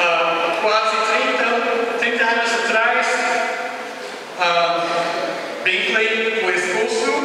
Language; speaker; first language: Portuguese; non-native, learner; English